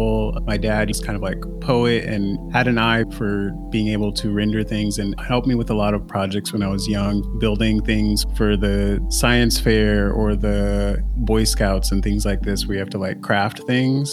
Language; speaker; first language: English; native; English